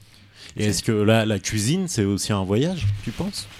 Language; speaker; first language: French; native; French